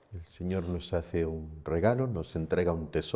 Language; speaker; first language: Spanish; native; Spanish